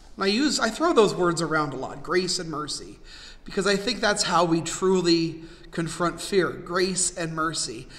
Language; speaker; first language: English; native; English